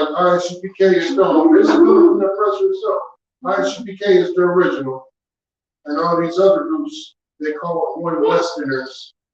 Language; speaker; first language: English; native; English